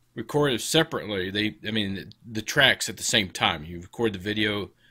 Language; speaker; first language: English; native; English